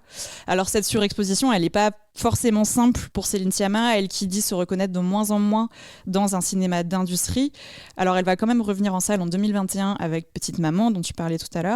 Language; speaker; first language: French; native; French